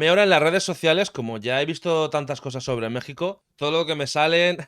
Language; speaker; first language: Spanish; native; Spanish